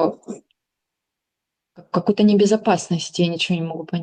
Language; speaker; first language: Russian; native; Russian